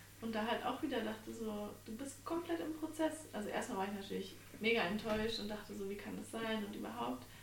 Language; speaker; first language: German; native; German